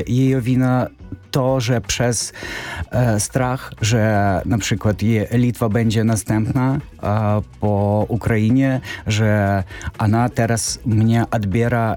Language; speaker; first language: Polish; non-native, learner; Belarusian